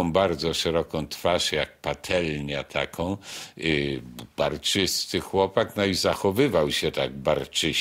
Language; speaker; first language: Polish; native; Polish